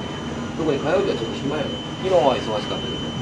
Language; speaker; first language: Japanese; native; Japanese